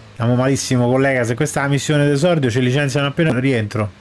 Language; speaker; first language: Italian; native; Italian